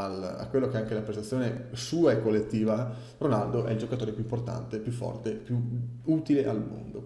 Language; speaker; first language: Italian; native; Italian